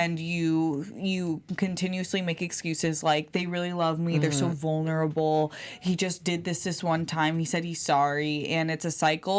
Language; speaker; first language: English; native; English